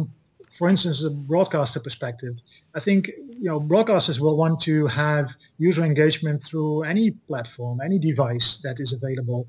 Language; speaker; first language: English; non-native, fluent; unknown